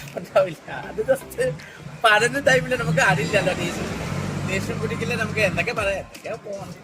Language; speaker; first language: Malayalam; non-native, fluent; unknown